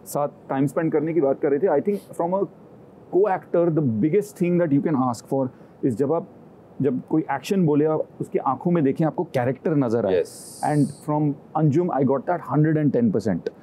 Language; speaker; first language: Hindi; native; Hindi